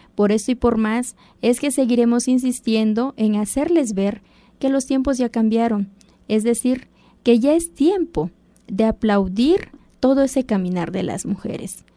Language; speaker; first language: Spanish; non-native, local second language; Zapotec